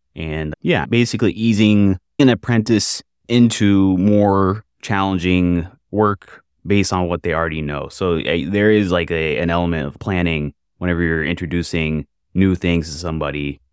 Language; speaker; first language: English; native; English